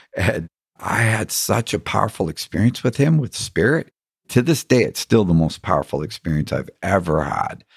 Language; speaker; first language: English; native; English